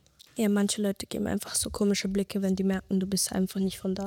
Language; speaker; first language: German; early bilingual, other home language; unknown